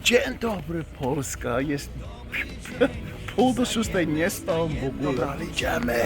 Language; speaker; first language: Polish; non-native, fluent; English